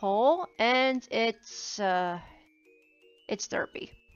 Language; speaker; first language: English; native; English